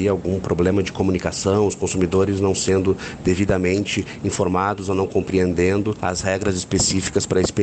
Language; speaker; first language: Portuguese; native; Portuguese